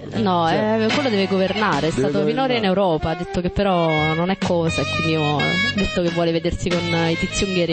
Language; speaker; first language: Italian; native; Italian